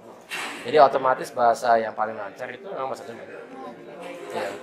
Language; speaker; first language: Indonesian; early bilingual, heritage; German